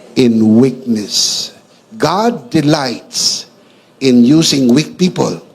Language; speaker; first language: English; non-native, local second language; Filipino